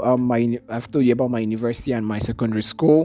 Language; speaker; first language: English; non-native, local second language; Igbo